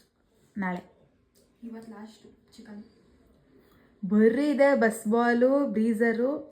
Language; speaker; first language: Kannada; native; Kannada